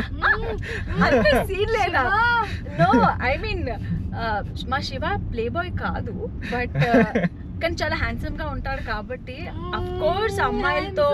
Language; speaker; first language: Telugu; native; Telugu